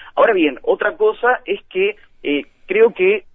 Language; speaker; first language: Spanish; native; Spanish